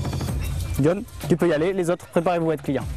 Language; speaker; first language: French; non-native, local second language; Wolof